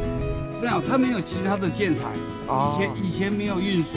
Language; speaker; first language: Chinese; native; Chinese